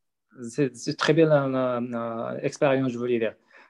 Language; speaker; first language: French; non-native, learner; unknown